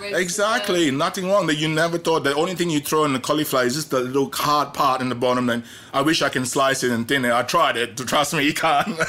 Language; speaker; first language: English; native; English